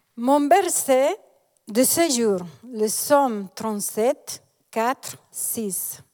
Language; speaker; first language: French; non-native, fluent; Spanish